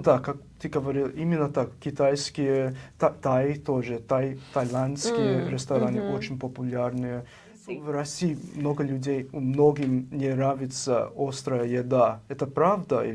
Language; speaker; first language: Russian; non-native, fluent; English